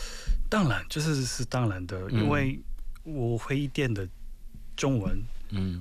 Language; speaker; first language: Chinese; non-native, fluent; Korean